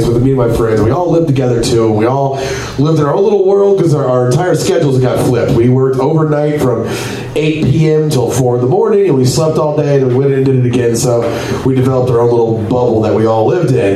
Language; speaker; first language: English; native; English